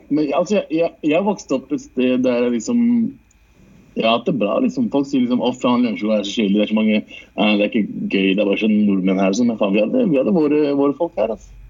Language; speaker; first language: Norwegian; early bilingual, other home language; Urdu